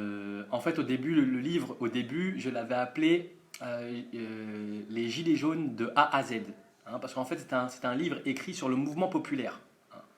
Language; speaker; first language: French; native; French